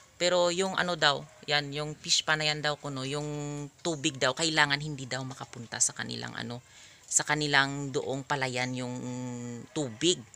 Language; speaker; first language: Filipino; non-native, local second language; Hiligaynon